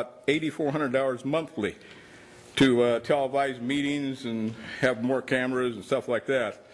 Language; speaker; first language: English; native; English